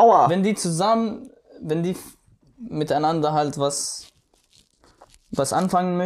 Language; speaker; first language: German; non-native, fluent; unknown